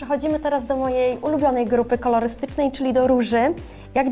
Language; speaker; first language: Polish; native; Polish